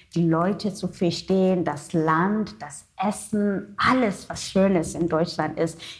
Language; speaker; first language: German; non-native, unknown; Xhosa